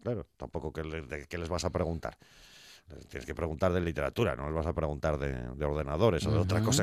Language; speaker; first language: Spanish; native; Spanish